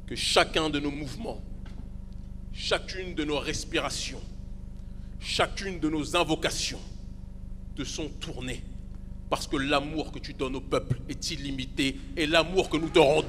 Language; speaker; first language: French; native; French